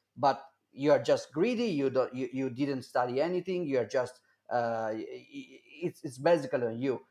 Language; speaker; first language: English; non-native, fluent; Italian